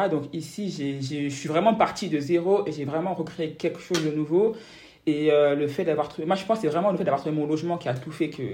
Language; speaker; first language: French; native; French